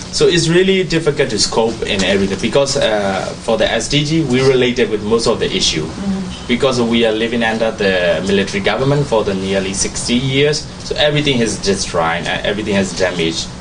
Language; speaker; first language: English; non-native, learner; Burmese